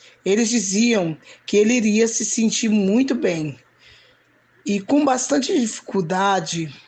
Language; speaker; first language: Portuguese; native; Portuguese